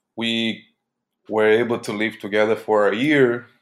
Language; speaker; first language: English; early bilingual, other home language; Portuguese